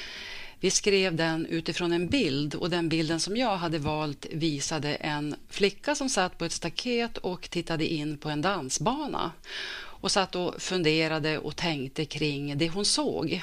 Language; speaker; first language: Swedish; native; Swedish